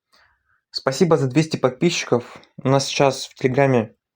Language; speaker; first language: Russian; native; Russian